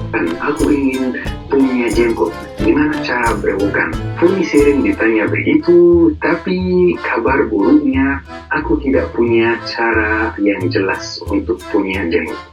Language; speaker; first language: Indonesian; non-native, fluent; Arabic